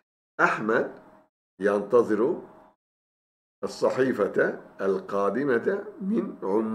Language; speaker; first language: Arabic; non-native, fluent; Turkish